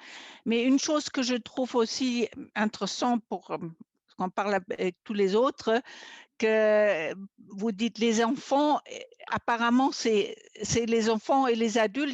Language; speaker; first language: French; non-native, fluent; German